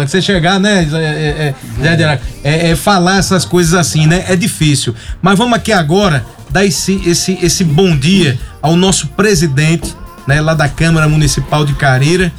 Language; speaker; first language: Portuguese; native; Portuguese